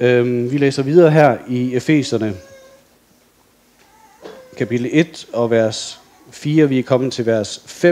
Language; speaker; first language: Danish; native; Danish